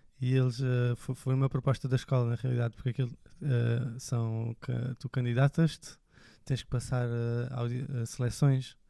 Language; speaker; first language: Portuguese; early bilingual, other home language; French